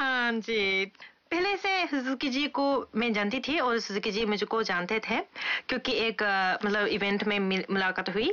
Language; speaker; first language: Hindi; non-native, fluent; Japanese